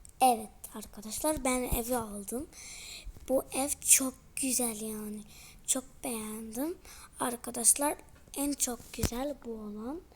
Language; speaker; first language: Turkish; early bilingual, heritage; Turkish